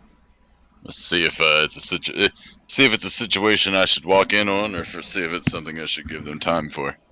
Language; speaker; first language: English; native; English